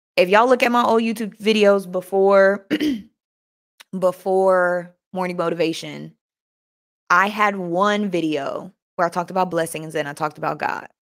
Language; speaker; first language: English; native; English